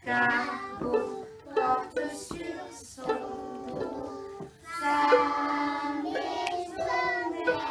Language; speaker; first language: French; native; French